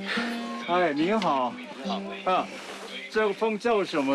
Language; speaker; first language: Chinese; non-native, fluent; Korean